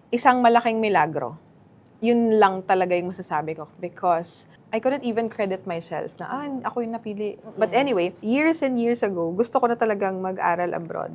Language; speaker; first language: Filipino; non-native, local second language; Cebuano